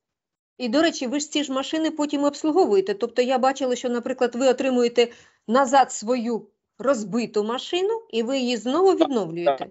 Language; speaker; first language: Ukrainian; native; Ukrainian